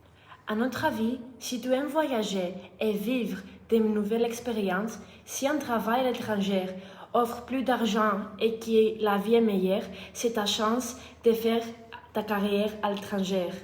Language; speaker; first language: French; non-native, fluent; Greek